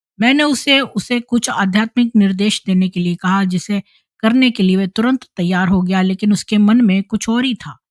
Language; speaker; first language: Hindi; native; Hindi